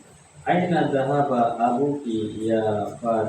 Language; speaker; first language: Arabic; non-native, learner; Indonesian